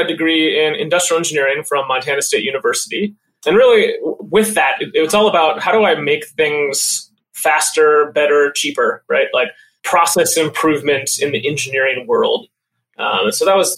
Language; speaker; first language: English; native; English